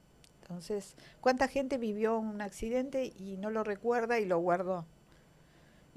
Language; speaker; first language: Spanish; native; Spanish